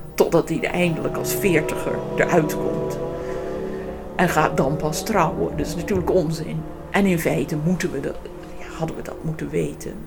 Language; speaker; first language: Dutch; non-native, fluent; English